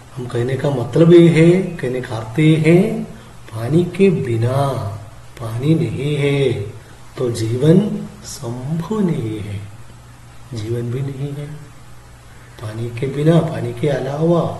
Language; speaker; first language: Hindi; non-native, local second language; Malayalam